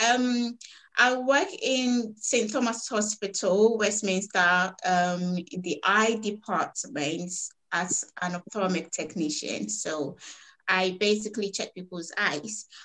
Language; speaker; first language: English; native; English